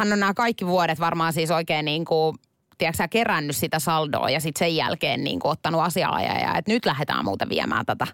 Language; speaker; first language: Finnish; native; Finnish